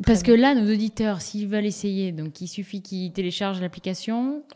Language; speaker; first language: French; native; French